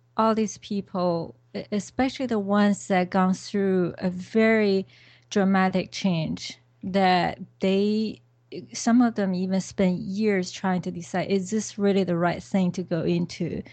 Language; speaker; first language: English; non-native, fluent; Chinese